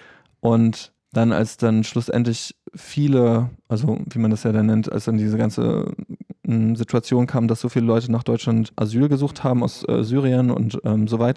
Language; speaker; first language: German; native; German